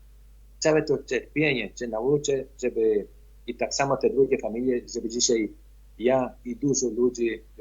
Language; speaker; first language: Polish; early bilingual, heritage; Polish